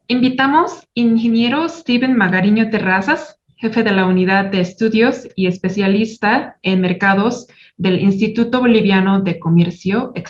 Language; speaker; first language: Spanish; non-native, learner; Korean